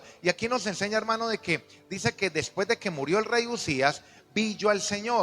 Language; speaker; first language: Spanish; native; Spanish